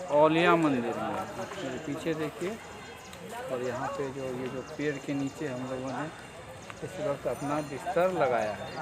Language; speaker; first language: Hindi; native; Hindi